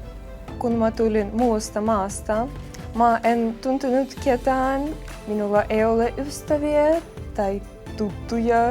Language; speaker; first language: Finnish; non-native, fluent; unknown